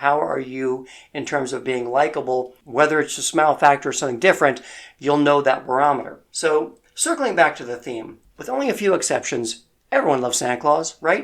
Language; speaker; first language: English; native; English